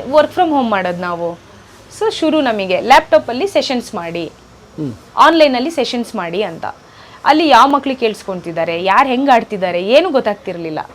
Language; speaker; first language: Kannada; non-native, local second language; Urdu